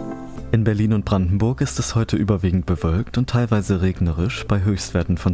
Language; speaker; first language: German; native; German